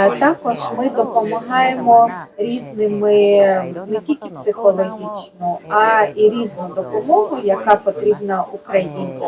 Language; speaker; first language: Ukrainian; non-native, fluent; Japanese